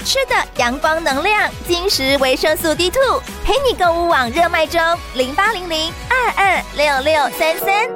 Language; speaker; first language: Chinese; native; Chinese